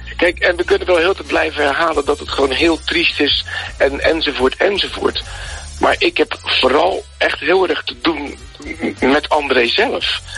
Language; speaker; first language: Dutch; native; Dutch